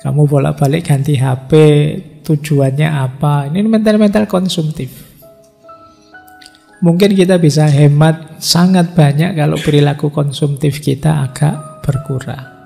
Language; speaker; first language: Indonesian; non-native, local second language; Javanese